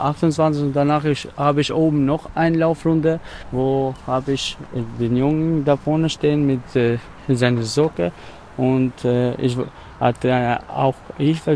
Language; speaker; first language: German; non-native, learner; Albanian